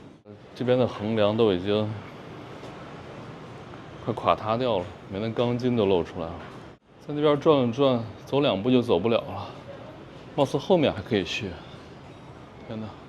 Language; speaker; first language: Chinese; native; Chinese